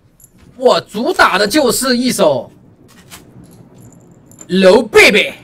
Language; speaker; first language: Chinese; native; Chinese